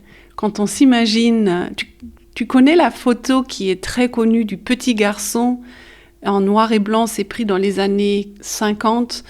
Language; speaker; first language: French; early bilingual, heritage; French